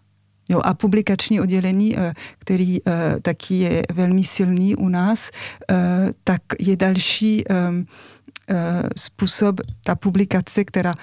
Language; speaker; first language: Czech; non-native, fluent; French